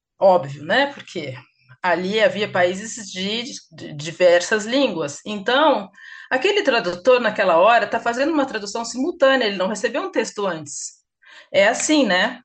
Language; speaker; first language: Portuguese; native; Portuguese